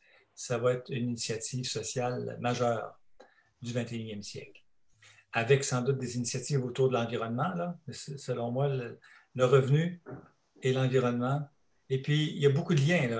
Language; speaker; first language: French; native; French